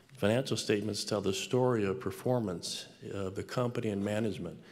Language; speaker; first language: English; native; English